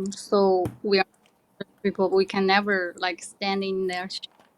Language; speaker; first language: English; non-native, learner; Chinese